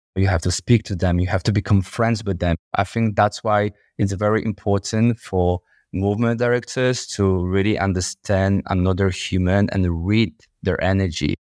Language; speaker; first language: English; non-native, fluent; Polish